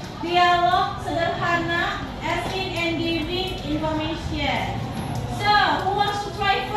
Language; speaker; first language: English; non-native, learner; Indonesian